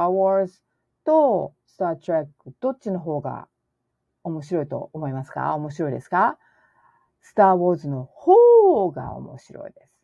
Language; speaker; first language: Japanese; non-native, fluent; English